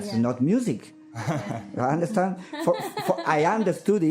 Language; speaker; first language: English; non-native, learner; Spanish